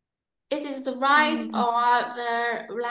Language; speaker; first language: English; non-native, learner; Vietnamese